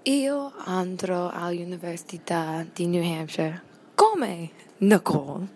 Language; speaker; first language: Italian; non-native, learner; English